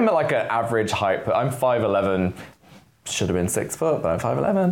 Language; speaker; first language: English; native; English